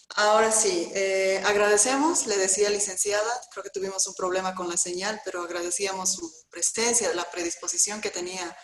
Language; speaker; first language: Spanish; native; Spanish